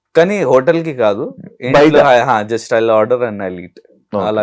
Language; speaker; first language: Telugu; non-native, learner; Hindi